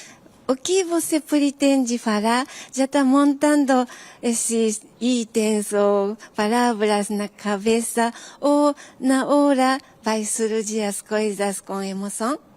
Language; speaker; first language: Portuguese; non-native, fluent; Japanese